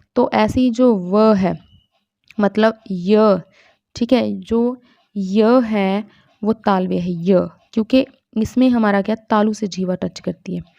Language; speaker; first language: Hindi; non-native, local second language; Punjabi